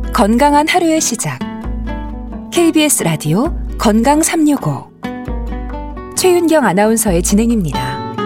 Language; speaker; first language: Korean; native; Korean